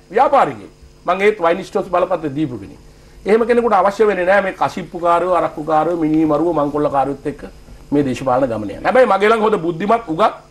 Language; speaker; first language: Sinhala; native; Sinhala